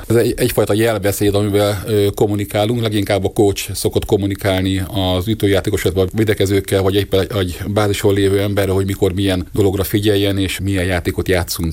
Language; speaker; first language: Hungarian; native; Hungarian